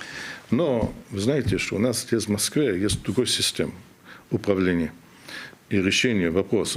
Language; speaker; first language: Russian; non-native, fluent; German